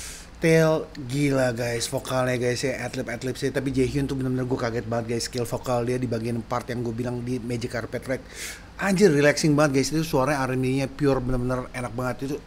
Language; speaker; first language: Indonesian; native; Indonesian